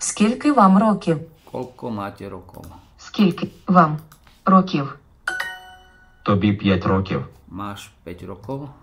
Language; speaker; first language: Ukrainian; non-native, learner; Slovak